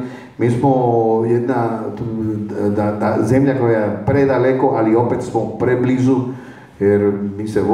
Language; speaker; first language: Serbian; non-native, fluent; Spanish